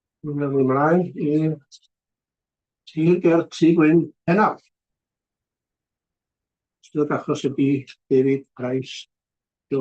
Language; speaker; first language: Welsh; native; Welsh